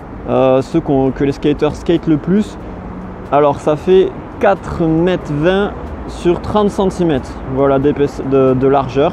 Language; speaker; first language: French; native; French